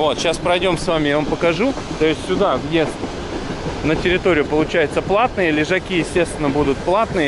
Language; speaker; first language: Russian; native; Russian